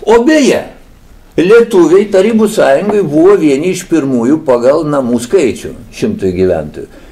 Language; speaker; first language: Lithuanian; native; Lithuanian